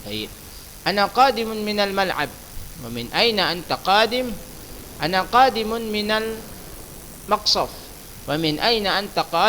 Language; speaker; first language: Arabic; non-native, fluent; Indonesian